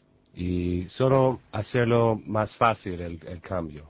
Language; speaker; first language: Spanish; non-native, learner; English